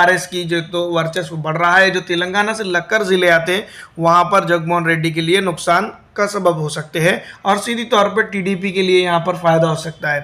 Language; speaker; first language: Hindi; native; Hindi